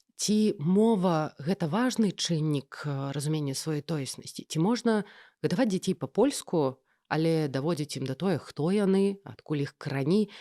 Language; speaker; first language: Belarusian; non-native, local second language; Russian